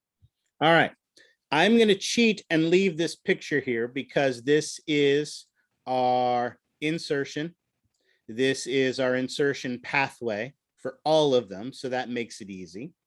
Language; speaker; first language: English; native; English